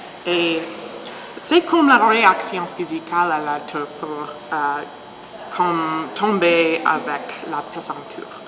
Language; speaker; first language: French; non-native, learner; English